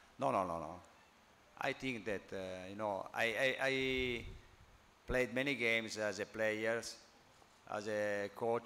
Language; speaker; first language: English; non-native, fluent; Italian